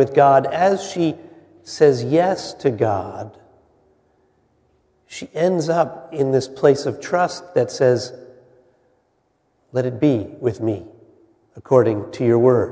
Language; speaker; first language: English; native; English